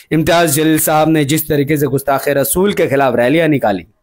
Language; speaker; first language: Hindi; non-native, local second language; Urdu